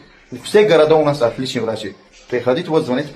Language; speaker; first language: Russian; non-native, learner; Tajik